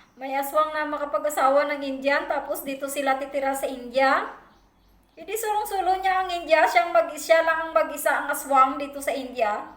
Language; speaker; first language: Filipino; non-native, local second language; Hiligaynon